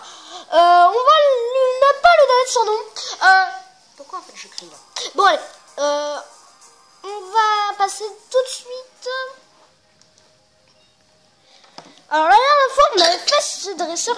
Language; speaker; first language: French; native; French